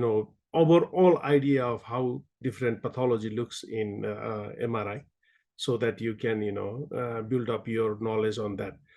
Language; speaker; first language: English; non-native, local second language; Nepali